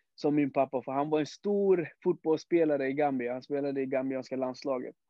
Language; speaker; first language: Swedish; early bilingual, other home language; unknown